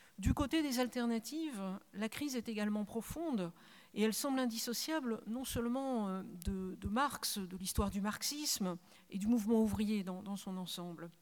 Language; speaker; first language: French; native; French